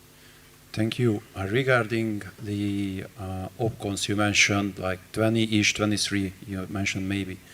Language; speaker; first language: English; non-native, fluent; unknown